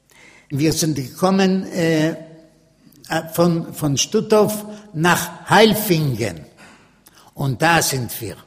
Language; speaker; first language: German; non-native, learner; Yiddish